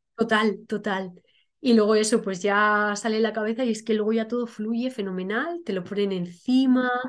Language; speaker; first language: Spanish; native; Spanish